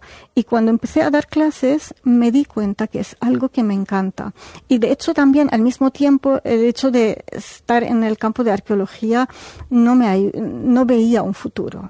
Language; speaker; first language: Spanish; non-native, fluent; Arabic